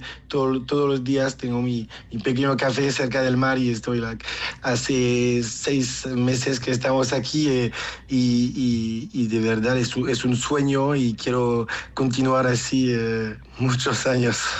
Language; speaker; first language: Spanish; non-native, learner; French